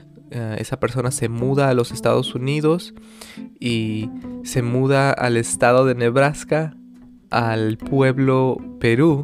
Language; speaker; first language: Spanish; early bilingual, other home language; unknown